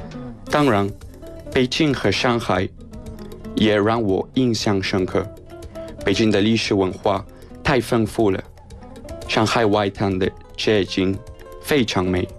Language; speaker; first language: Chinese; non-native, fluent; Spanish